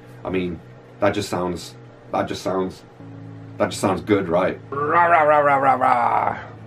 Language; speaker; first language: English; native; English